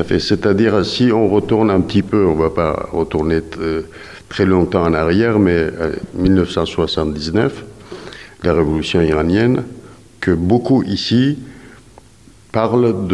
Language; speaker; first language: French; non-native, fluent; Persian